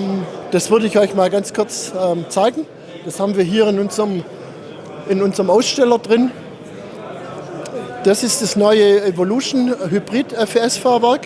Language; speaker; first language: German; native; German